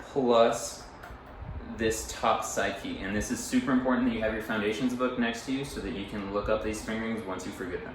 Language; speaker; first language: English; native; English